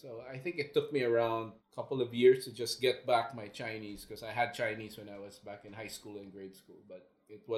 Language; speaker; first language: English; non-native, local second language; Filipino